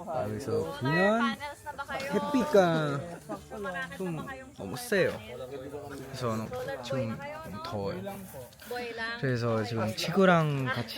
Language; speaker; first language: Korean; non-native, learner; Filipino